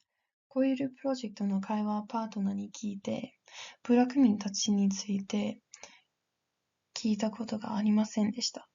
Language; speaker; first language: Japanese; non-native, learner; English